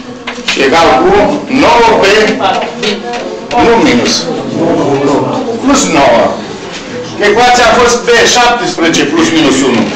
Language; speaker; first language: Romanian; native; Romanian